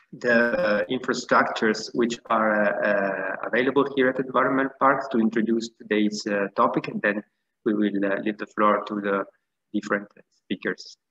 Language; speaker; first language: English; non-native, fluent; Italian